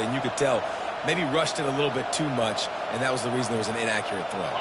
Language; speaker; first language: English; native; English